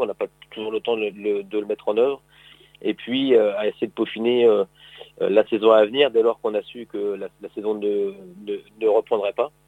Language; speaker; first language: French; native; French